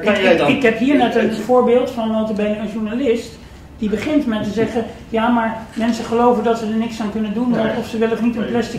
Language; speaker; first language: Dutch; native; Dutch